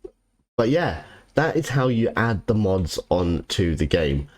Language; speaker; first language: English; native; English